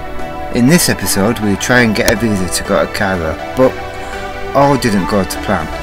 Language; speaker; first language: English; native; English